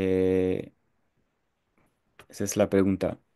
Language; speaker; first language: Spanish; non-native, fluent; French